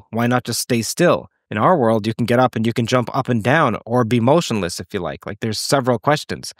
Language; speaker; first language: English; native; English